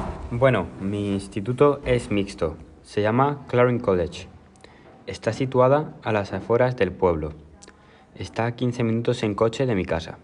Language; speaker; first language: Spanish; non-native, learner; English